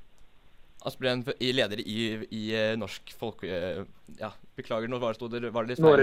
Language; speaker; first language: Norwegian; native; Norwegian